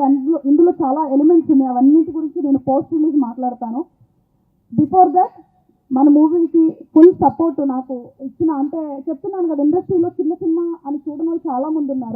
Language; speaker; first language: Telugu; native; Telugu